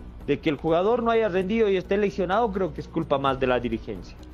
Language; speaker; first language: Spanish; native; Spanish